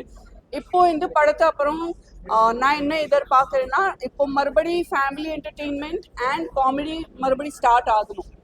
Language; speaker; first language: Tamil; non-native, fluent; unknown